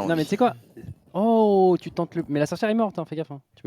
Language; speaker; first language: French; native; French